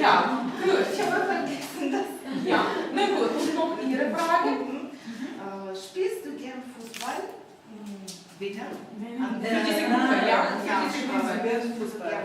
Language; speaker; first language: German; non-native, fluent; Ukrainian